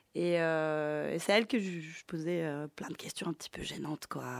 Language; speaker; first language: French; early bilingual, other home language; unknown